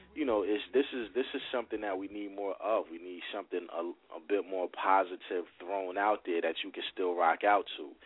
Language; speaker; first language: English; native; English